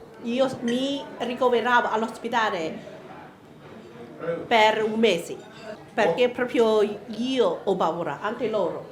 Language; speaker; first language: Italian; non-native, learner; Chinese